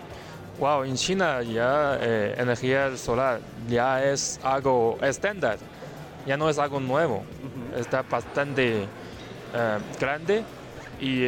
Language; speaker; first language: Spanish; non-native, learner; Chinese